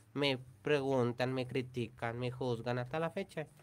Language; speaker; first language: Spanish; native; Spanish